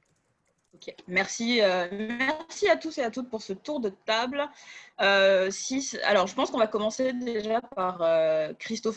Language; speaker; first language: French; native; French